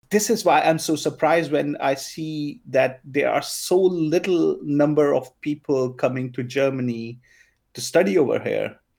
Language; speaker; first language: English; non-native, local second language; Punjabi